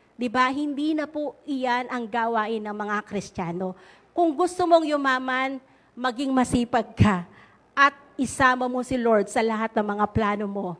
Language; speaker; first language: Filipino; native; Filipino